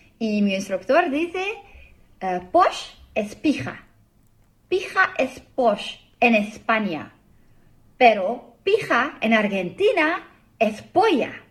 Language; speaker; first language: Spanish; non-native, learner; English